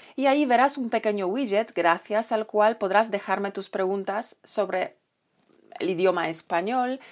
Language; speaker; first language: Spanish; non-native, fluent; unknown